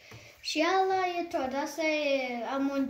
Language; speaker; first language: Romanian; early bilingual, heritage; Romanian